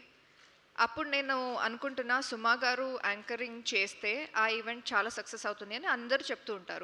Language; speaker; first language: Telugu; non-native, fluent; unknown